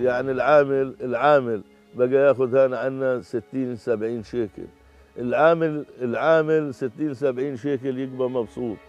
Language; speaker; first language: Arabic; native; Arabic